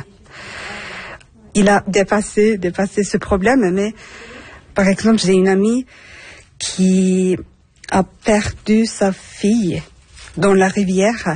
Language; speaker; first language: French; non-native, fluent; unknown